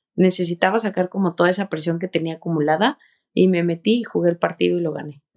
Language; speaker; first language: Spanish; native; Spanish